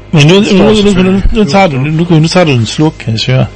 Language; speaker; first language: Danish; native; Danish